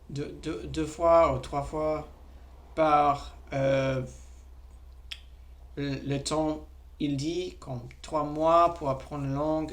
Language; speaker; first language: French; non-native, learner; English